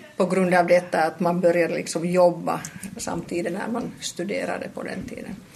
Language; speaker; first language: Swedish; non-native, local second language; Finnish